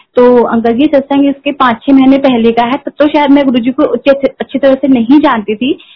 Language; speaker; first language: Hindi; native; Hindi